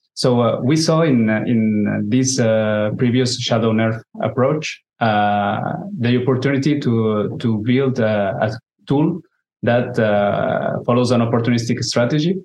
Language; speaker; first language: English; non-native, fluent; Spanish